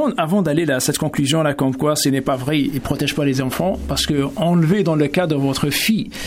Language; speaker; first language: French; native; French